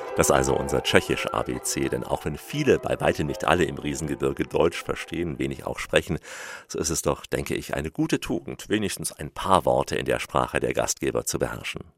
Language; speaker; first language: German; native; German